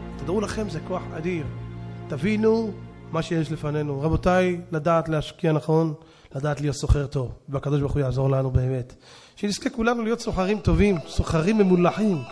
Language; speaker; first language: Hebrew; native; Hebrew